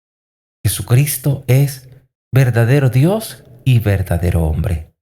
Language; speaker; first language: Spanish; native; Spanish